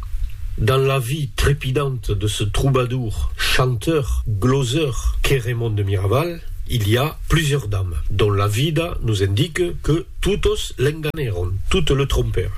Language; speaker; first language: French; native; French